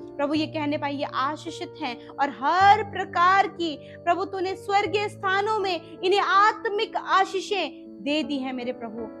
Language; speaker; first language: Hindi; native; Hindi